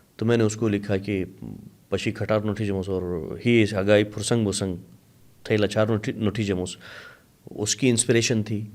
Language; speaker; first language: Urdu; non-native, local second language; Sicilian